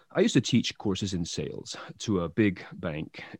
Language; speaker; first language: English; native; English